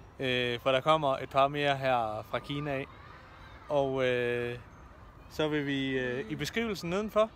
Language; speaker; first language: Danish; native; Danish